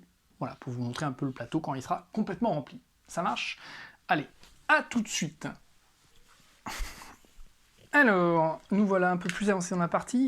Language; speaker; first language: French; native; French